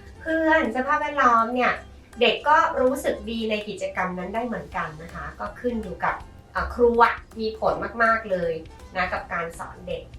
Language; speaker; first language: Thai; native; Thai